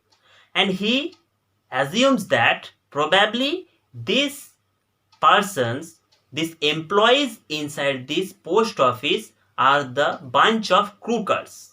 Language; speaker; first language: English; non-native, local second language; Bangla